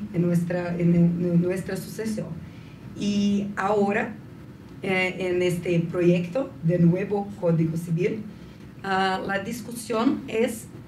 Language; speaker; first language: Spanish; non-native, fluent; Portuguese